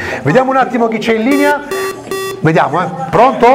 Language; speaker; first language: Italian; native; Italian